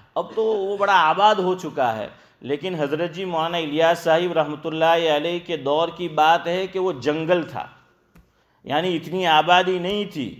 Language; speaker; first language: Hindi; non-native, local second language; Gujarati